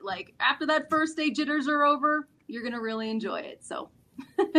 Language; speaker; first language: English; native; English